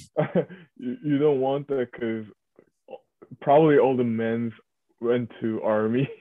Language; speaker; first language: English; early bilingual, other home language; Korean